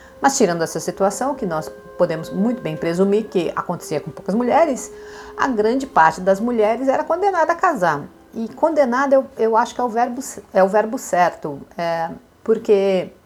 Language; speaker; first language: Portuguese; native; Portuguese